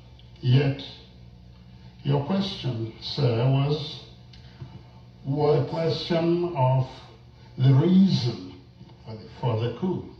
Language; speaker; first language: English; non-native, local second language; Igbo